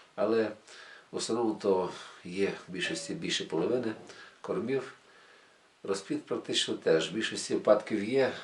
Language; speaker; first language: Ukrainian; native; Ukrainian